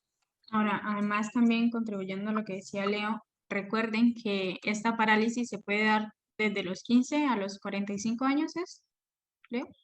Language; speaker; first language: Spanish; native; Spanish